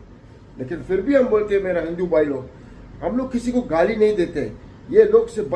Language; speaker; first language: Hindi; non-native, learner; Arabic